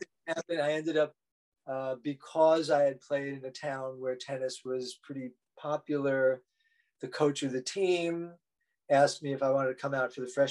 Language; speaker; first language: English; native; English